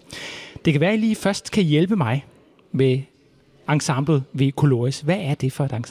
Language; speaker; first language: Danish; native; Danish